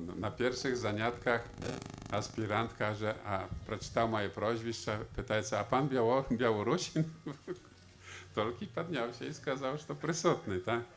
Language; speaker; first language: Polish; non-native, local second language; Belarusian